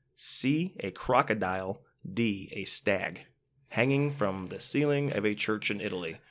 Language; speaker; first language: English; native; English